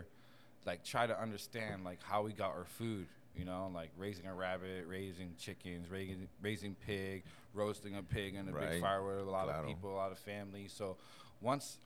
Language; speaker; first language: English; native; English